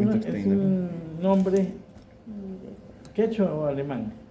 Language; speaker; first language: Spanish; native; Spanish